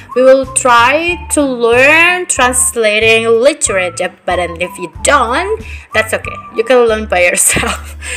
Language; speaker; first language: English; non-native, fluent; Indonesian